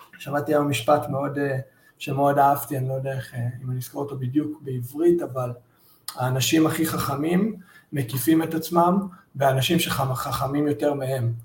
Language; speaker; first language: Hebrew; early bilingual, heritage; Hebrew